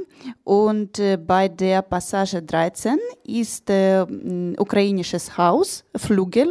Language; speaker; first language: German; non-native, learner; Ukrainian